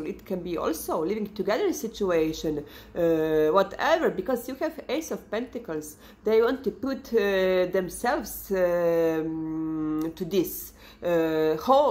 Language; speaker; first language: English; non-native, fluent; Serbian